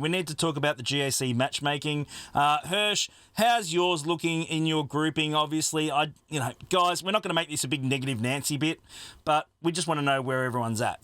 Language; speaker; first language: English; native; English